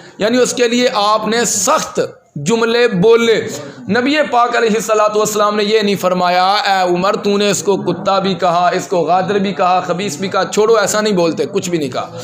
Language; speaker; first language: Urdu; non-native, local second language; Punjabi